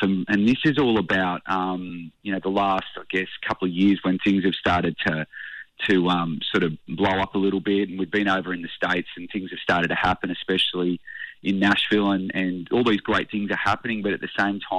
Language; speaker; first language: English; native; English